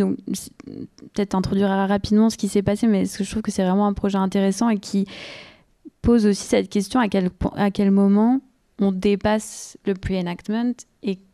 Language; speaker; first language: French; native; French